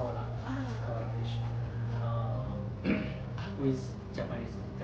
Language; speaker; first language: English; non-native, learner; Japanese